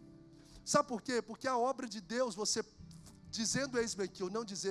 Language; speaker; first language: Portuguese; native; Portuguese